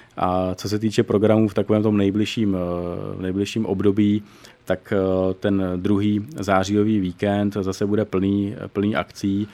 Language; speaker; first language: Czech; native; Czech